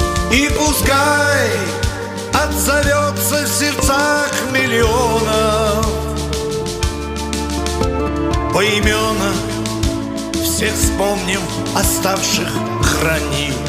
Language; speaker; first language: Russian; native; Russian